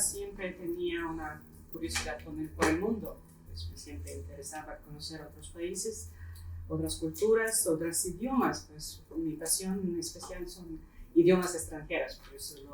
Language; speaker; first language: Spanish; non-native, fluent; Ukrainian